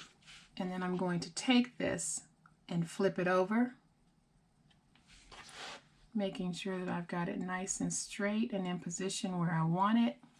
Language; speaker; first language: English; native; English